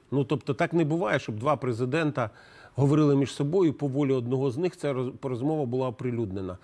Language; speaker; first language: Ukrainian; native; Ukrainian